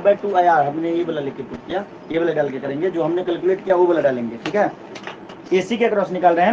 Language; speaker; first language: Hindi; native; Hindi